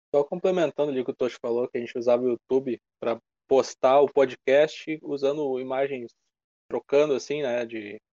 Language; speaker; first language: Portuguese; native; Portuguese